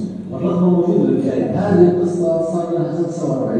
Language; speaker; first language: Arabic; native; Arabic